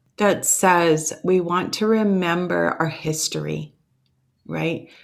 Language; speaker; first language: English; early bilingual, other home language; Italian